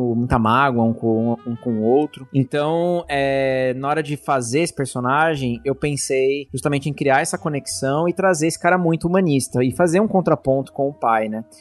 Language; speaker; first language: Portuguese; native; Portuguese